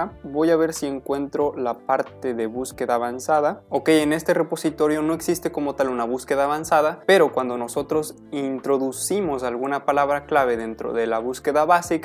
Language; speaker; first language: Spanish; native; Spanish